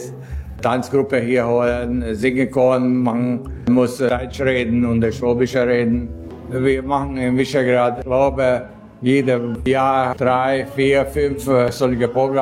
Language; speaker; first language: German; early bilingual, heritage; Hungarian